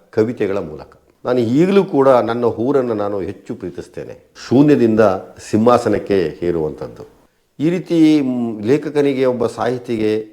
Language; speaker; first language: Kannada; native; Kannada